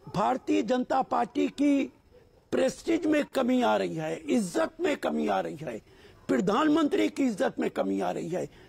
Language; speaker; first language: Hindi; native; Hindi